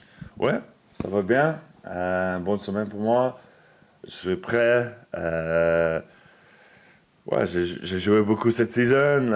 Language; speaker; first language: French; non-native, fluent; English